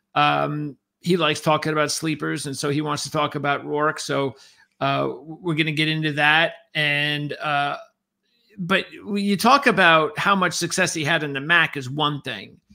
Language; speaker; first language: English; native; English